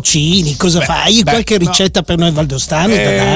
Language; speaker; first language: Italian; native; Italian